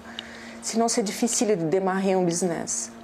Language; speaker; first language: French; non-native, fluent; Portuguese